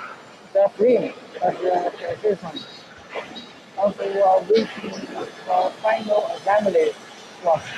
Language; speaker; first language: English; non-native, learner; Chinese